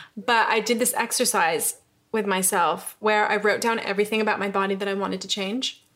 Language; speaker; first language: English; native; English